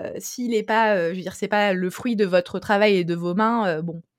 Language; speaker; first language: French; native; French